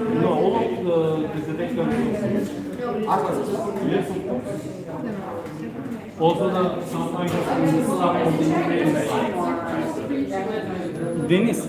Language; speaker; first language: English; non-native, fluent; Turkish